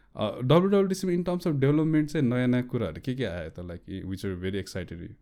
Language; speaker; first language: Nepali; native; Nepali